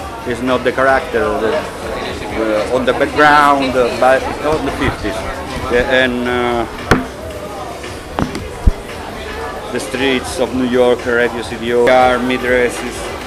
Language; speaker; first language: English; non-native, learner; Italian